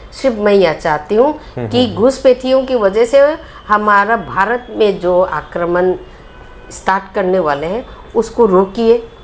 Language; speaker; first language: Hindi; non-native, local second language; Manipuri